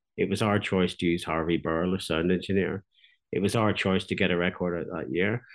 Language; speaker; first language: English; native; English